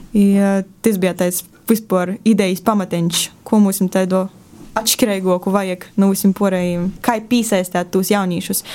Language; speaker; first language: Latvian; native; Latvian